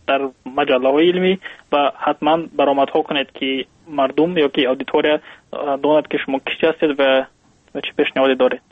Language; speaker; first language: Persian; native; Persian